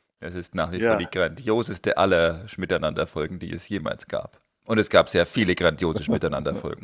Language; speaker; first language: German; native; German